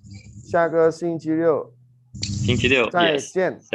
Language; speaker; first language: Chinese; non-native, fluent; Indonesian